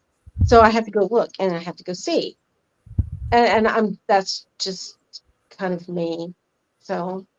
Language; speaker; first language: English; native; English